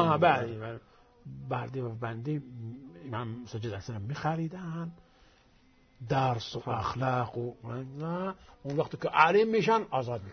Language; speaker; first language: Persian; non-native, fluent; Arabic